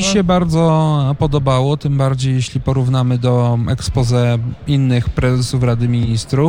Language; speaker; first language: Polish; native; Polish